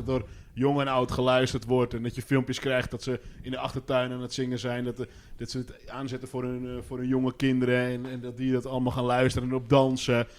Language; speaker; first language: Dutch; native; Dutch